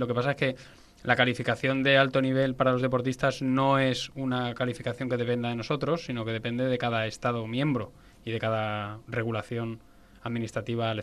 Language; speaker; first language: Spanish; native; Spanish